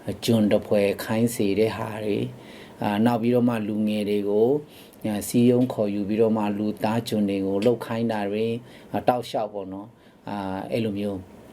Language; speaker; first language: Burmese; non-native, local second language; Shan